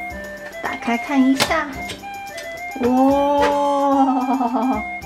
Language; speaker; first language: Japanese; non-native, fluent; Chinese